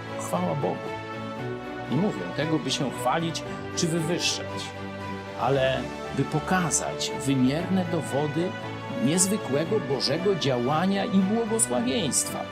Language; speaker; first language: Polish; native; Polish